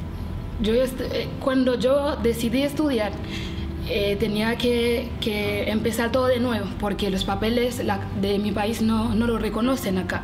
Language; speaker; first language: Spanish; non-native, fluent; Haitian Creole